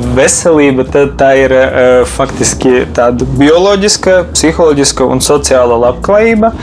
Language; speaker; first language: Latvian; non-native, local second language; Russian